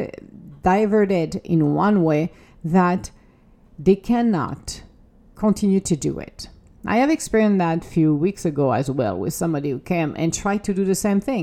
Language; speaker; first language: English; non-native, fluent; French